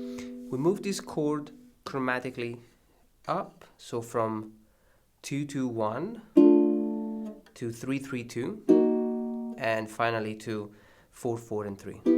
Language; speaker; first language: English; non-native, fluent; Italian